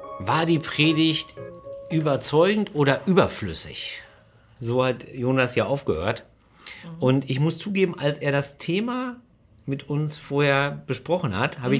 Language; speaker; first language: German; native; German